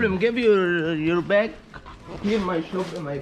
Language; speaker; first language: English; non-native, learner; Arabic